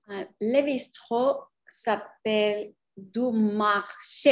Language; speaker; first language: French; non-native, learner; Spanish